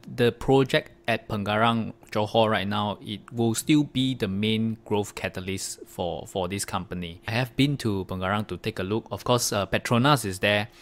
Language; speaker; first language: English; non-native, local second language; Chinese